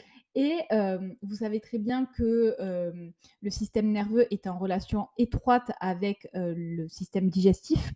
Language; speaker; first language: French; native; French